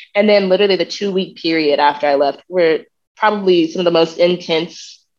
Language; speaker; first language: English; native; English